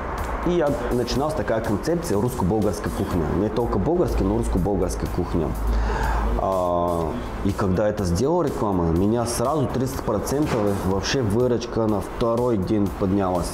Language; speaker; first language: Russian; non-native, learner; Bulgarian